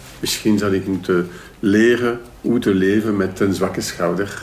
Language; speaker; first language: Dutch; non-native, local second language; French